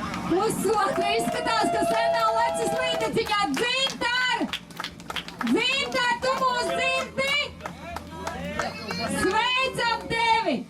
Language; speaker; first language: Latvian; native; Latvian